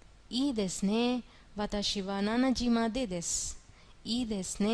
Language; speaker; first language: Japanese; non-native, fluent; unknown